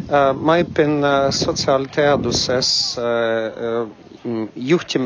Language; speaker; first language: Estonian; non-native, learner; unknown